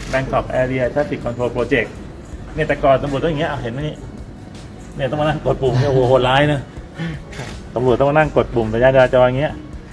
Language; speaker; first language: Thai; native; Thai